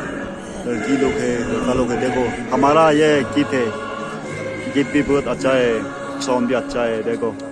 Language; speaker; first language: Hindi; non-native, local second language; Tangkhul Naga (India)